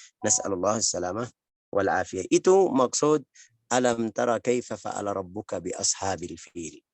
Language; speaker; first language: Indonesian; non-native, learner; Arabic